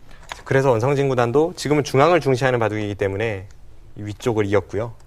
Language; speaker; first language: Korean; native; Korean